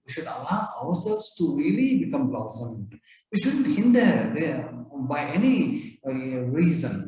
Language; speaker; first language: English; non-native, local second language; Kannada